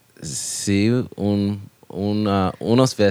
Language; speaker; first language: Spanish; non-native, learner; English